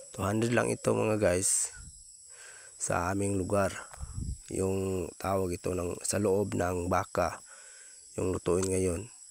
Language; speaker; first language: Filipino; non-native, local second language; Cebuano